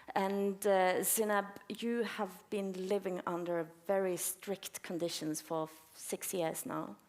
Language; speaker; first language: English; non-native, fluent; Norwegian